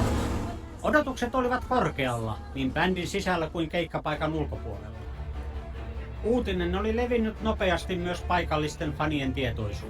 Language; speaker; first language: Finnish; native; Finnish